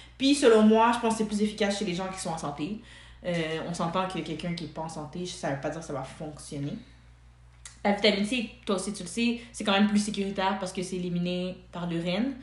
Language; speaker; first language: French; early bilingual, other home language; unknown